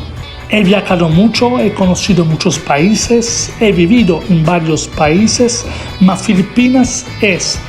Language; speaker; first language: Spanish; non-native, fluent; Italian